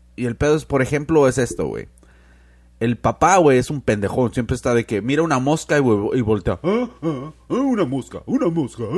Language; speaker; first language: Spanish; early bilingual, heritage; Spanish